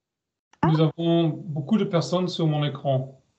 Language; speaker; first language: French; non-native, learner; German